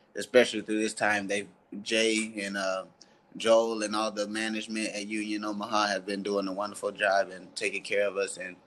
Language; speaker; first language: English; early bilingual, other home language; French